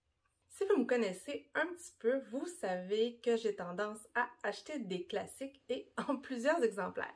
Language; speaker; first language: French; native; French